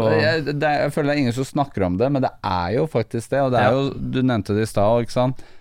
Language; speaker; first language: Norwegian; native; Norwegian